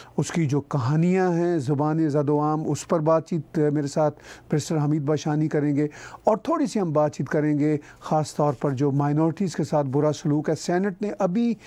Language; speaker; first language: Urdu; non-native, local second language; Punjabi